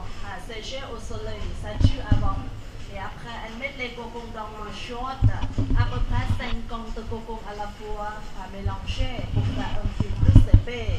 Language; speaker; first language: French; non-native, learner; Thai